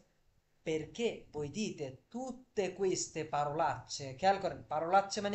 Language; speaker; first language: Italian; non-native, fluent; Bangla